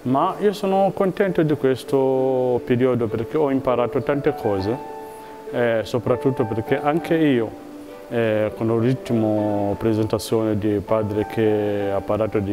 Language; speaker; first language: Italian; non-native, learner; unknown